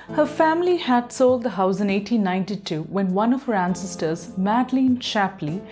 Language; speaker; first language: English; non-native, local second language; Malayalam